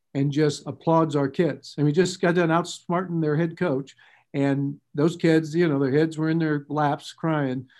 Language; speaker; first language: English; native; English